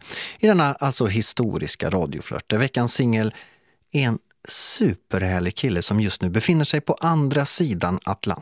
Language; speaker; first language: Swedish; native; Swedish